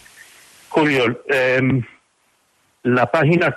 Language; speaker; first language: Spanish; non-native, fluent; English